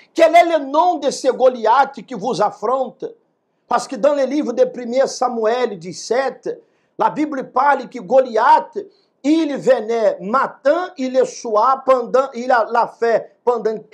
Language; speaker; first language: French; non-native, fluent; Portuguese